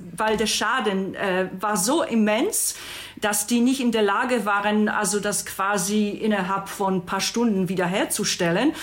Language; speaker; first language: German; non-native, fluent; Polish